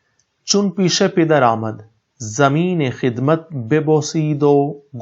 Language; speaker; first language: Persian; non-native, fluent; Urdu